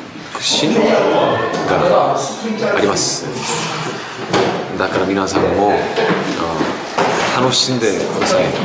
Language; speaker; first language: Japanese; non-native, fluent; Korean